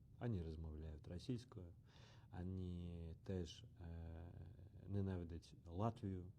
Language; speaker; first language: Ukrainian; non-native, learner; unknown